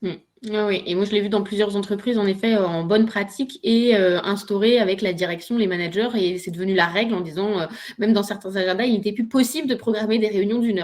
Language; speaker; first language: French; native; French